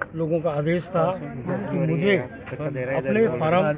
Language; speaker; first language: Hindi; native; Hindi